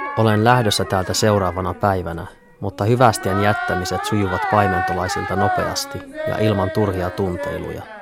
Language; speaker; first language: Finnish; native; Finnish